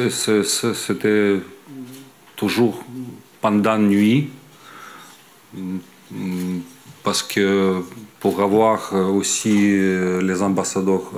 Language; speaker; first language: French; non-native, fluent; Ukrainian